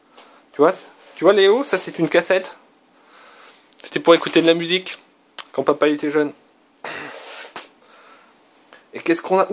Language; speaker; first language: French; native; French